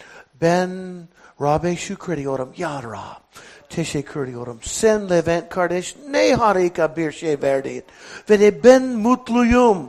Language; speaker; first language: Turkish; non-native, fluent; English